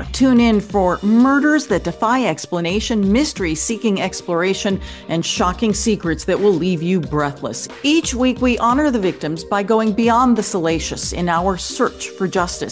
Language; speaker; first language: English; native; English